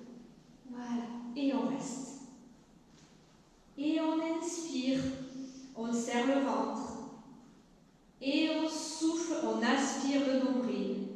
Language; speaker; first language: French; native; French